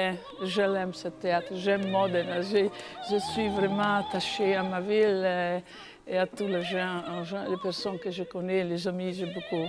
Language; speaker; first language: French; non-native, fluent; Italian